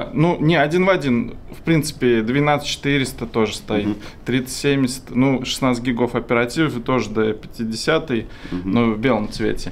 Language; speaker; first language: Russian; native; Russian